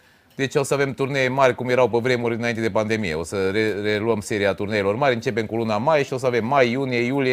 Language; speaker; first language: Romanian; native; Romanian